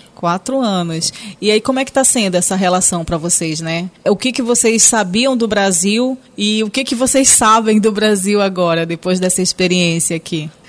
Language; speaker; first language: Portuguese; native; Portuguese